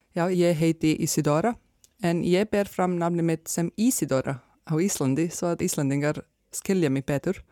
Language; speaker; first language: Icelandic; non-native, fluent; Serbian